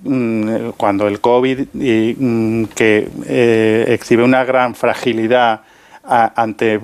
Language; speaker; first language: Spanish; native; Spanish